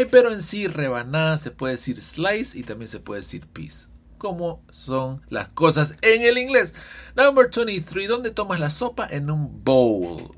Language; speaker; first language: Spanish; early bilingual, heritage; Spanish